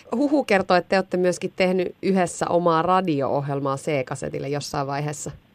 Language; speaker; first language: Finnish; native; Finnish